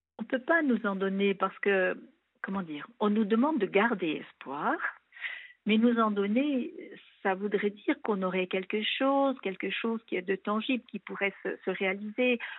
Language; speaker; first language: French; native; French